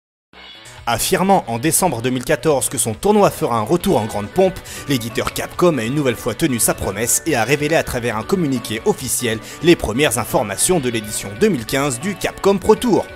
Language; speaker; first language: French; native; French